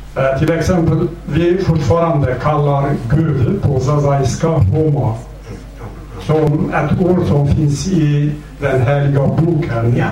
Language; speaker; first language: Swedish; non-native, fluent; Zaza